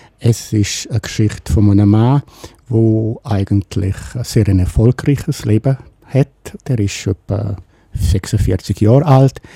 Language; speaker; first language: German; non-native, local second language; Romansh